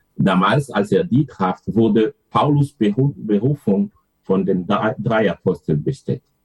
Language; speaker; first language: German; non-native, fluent; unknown